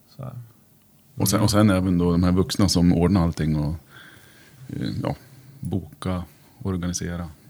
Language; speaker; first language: Swedish; native; Swedish